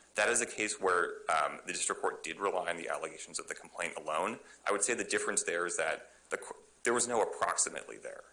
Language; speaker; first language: English; native; English